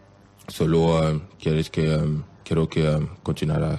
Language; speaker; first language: Spanish; non-native, learner; French